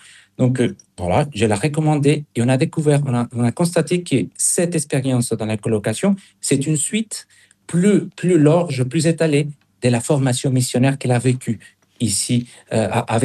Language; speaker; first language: French; non-native, fluent; Spanish